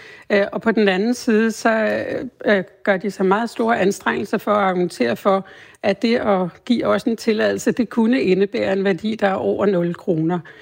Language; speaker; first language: Danish; native; Danish